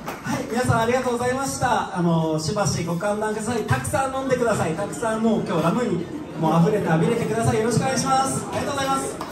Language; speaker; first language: Japanese; native; Japanese